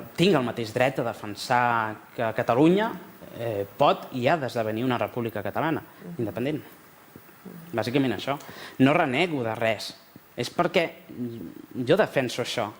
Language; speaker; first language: Catalan; early bilingual, other home language; Spanish